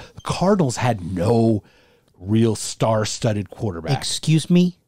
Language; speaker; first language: English; native; English